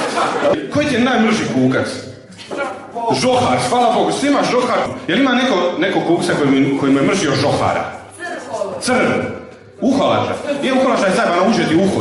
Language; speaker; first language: Croatian; native; Croatian